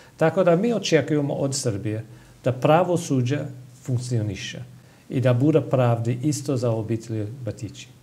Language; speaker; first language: Serbian; non-native, fluent; English